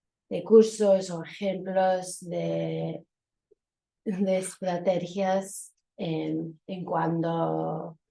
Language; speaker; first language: Spanish; early bilingual, heritage; Spanish